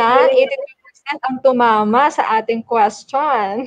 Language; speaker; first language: Filipino; native; Filipino